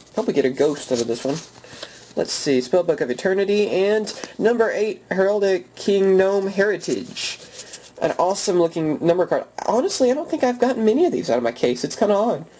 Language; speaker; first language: English; native; English